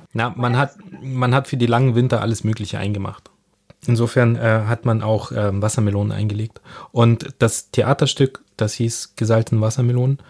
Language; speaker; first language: German; early bilingual, other home language; Russian